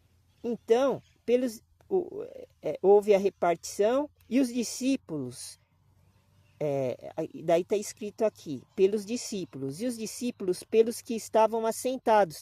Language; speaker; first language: Portuguese; native; Portuguese